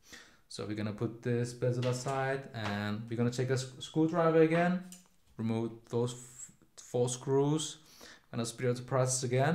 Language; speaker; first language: English; non-native, fluent; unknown